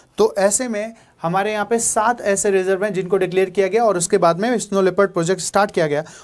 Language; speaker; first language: Hindi; native; Hindi